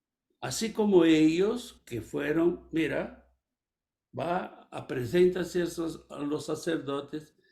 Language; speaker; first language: Spanish; non-native, fluent; Portuguese